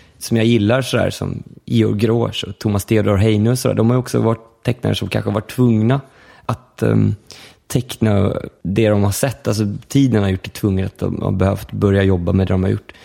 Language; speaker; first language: Swedish; early bilingual, other home language; Finnish